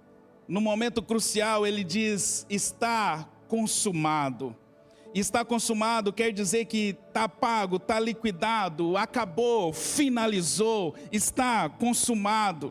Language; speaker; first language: Portuguese; native; Portuguese